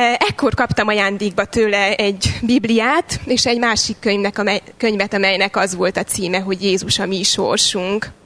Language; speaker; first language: Hungarian; native; Hungarian